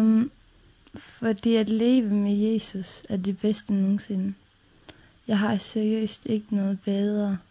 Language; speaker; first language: Danish; non-native, local second language; Faroese